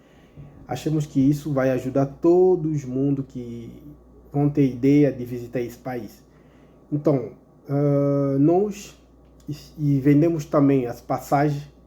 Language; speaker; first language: Portuguese; non-native, fluent; Lingala